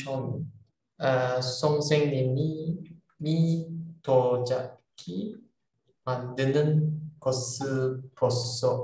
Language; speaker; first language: Korean; non-native, learner; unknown